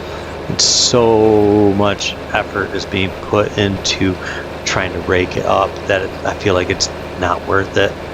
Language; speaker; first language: English; native; English